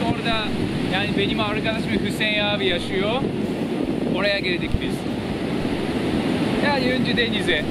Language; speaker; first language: Turkish; non-native, fluent; Japanese